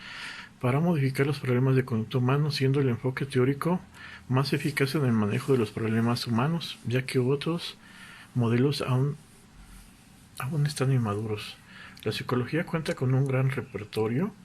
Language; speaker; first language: Spanish; native; Spanish